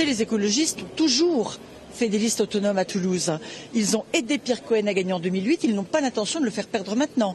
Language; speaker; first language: French; native; French